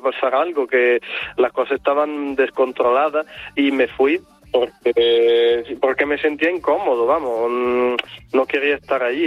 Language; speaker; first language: Spanish; non-native, fluent; Italian